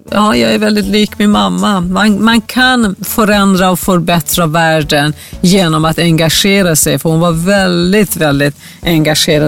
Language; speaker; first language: Swedish; non-native, fluent; Persian